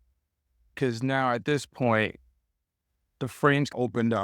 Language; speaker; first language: English; native; English